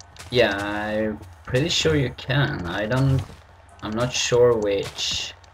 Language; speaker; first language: English; non-native, fluent; Swedish